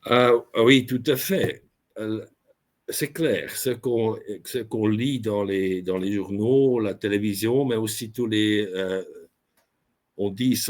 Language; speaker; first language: French; non-native, local second language; German